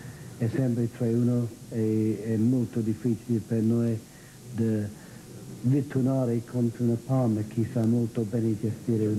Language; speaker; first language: Italian; non-native, fluent; English